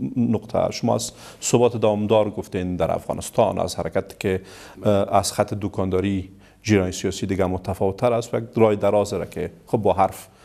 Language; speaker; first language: Persian; native; Persian